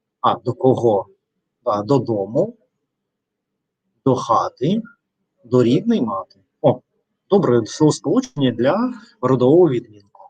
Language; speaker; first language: Ukrainian; non-native, learner; Russian